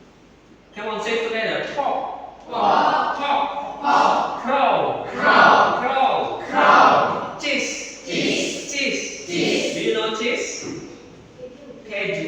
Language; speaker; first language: English; non-native, learner; Indonesian